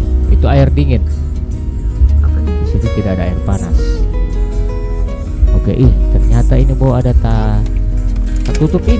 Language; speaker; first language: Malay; non-native, local second language; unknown